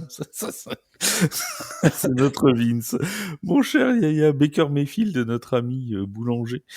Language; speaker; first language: French; native; French